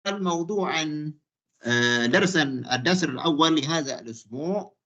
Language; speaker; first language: Arabic; non-native, fluent; Malay